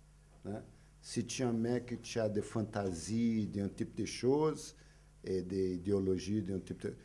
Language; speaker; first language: French; non-native, fluent; Portuguese